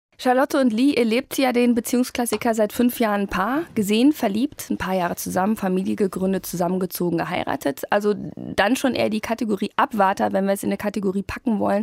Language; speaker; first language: German; native; German